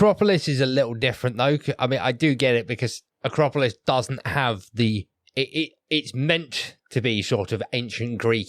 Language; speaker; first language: English; native; English